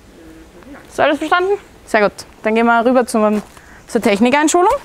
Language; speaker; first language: German; native; German